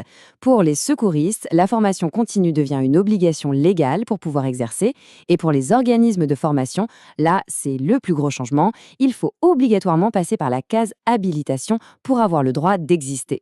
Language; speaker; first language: French; native; French